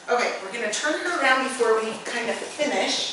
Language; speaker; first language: English; native; English